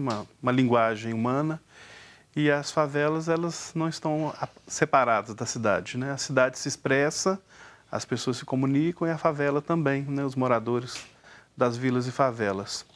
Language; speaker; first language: Portuguese; native; Portuguese